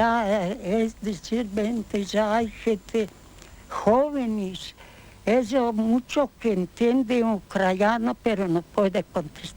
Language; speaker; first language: Spanish; non-native, learner; Ukrainian